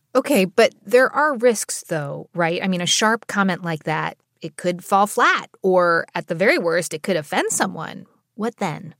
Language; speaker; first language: English; native; English